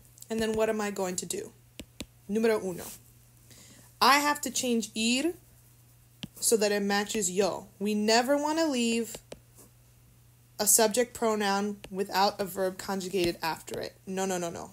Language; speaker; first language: English; native; English